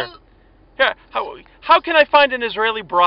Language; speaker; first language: English; native; English